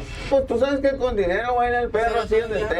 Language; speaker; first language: Spanish; native; Spanish